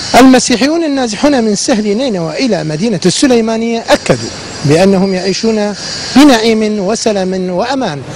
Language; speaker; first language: Arabic; non-native, local second language; Kurdish